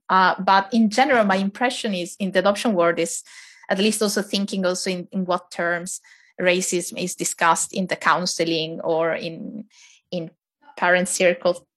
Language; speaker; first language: English; non-native, fluent; Italian